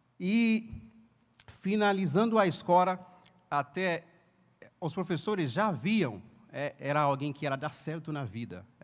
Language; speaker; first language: Portuguese; non-native, fluent; Haitian Creole